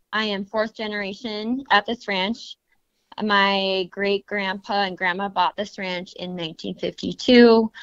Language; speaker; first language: English; native; English